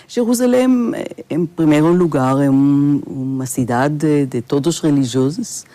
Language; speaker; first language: Portuguese; non-native, fluent; Hebrew